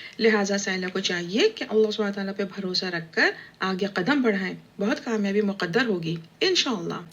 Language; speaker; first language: Urdu; native; Urdu